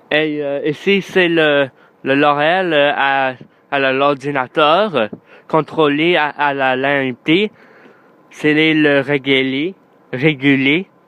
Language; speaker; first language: French; non-native, learner; English